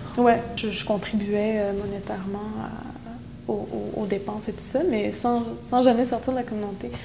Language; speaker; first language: French; non-native, local second language; Innu-aimun